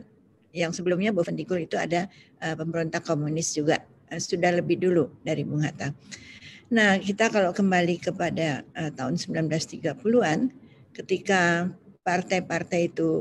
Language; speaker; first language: Indonesian; native; Indonesian